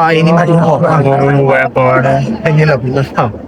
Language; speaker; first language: Indonesian; non-native, learner; Chinese